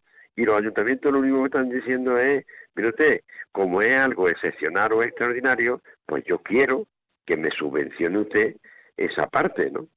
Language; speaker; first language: Spanish; native; Spanish